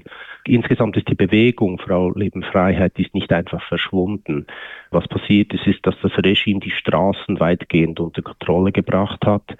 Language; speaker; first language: German; native; German